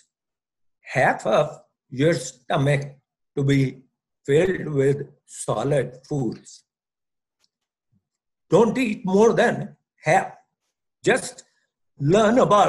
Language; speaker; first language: English; non-native, local second language; Punjabi